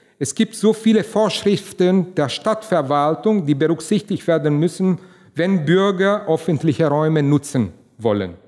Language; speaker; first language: German; non-native, fluent; Italian